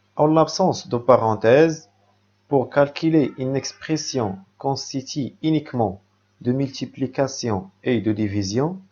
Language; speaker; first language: French; non-native, local second language; Arabic